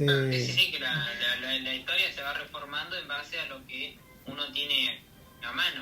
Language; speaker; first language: Spanish; native; Spanish